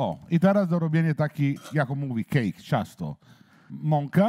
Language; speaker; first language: Polish; non-native, learner; Italian